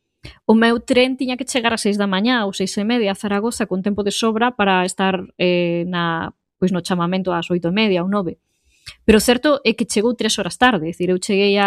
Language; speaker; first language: Galician; native; Galician